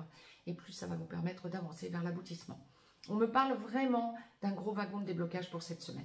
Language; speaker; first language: French; native; French